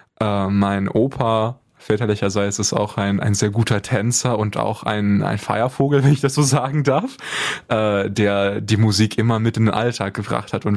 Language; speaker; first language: German; early bilingual, other home language; Bulgarian